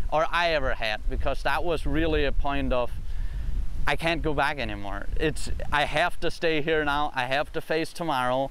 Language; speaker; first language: English; early bilingual, other home language; Pennsylvania German